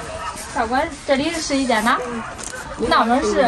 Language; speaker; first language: Chinese; native; Chinese